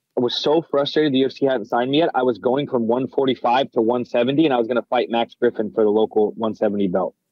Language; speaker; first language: English; native; English